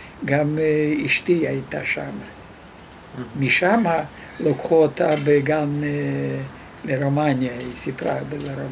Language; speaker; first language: Hebrew; non-native, fluent; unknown